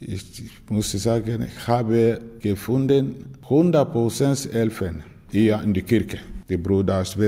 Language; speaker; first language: German; non-native, learner; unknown